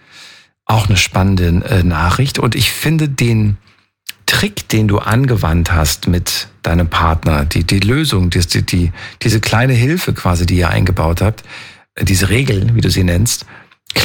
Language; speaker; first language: German; native; German